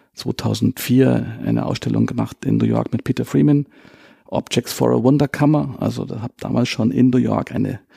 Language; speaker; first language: German; native; German